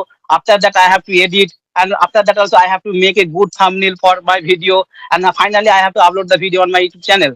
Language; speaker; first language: English; non-native, learner; Bangla